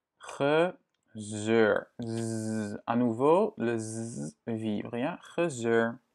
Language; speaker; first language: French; non-native, fluent; Dutch